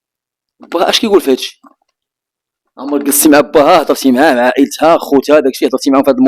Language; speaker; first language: Arabic; native; Arabic